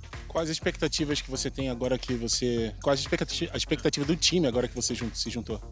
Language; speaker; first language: Portuguese; native; Portuguese